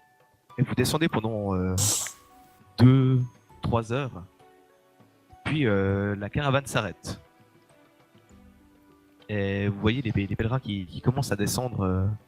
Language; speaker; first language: French; native; French